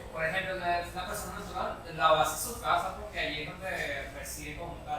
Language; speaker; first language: Spanish; native; Spanish